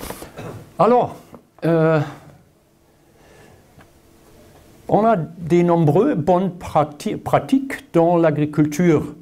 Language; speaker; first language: French; non-native, learner; German